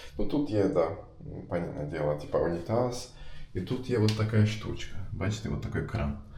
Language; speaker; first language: Ukrainian; non-native, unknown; Turkish